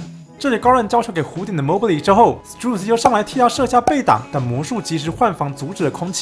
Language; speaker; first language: Chinese; native; Chinese